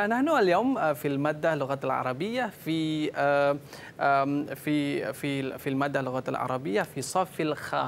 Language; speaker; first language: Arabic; non-native, learner; Malay